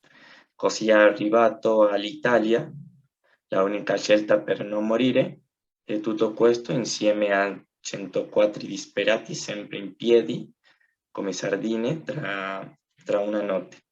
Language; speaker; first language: Italian; non-native, learner; Spanish